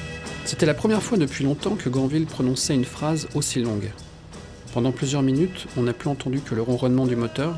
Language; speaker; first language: French; native; French